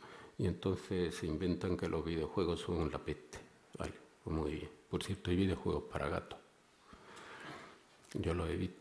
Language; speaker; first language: Spanish; native; Spanish